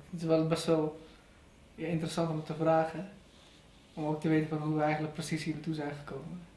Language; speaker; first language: Dutch; early bilingual, other home language; Persian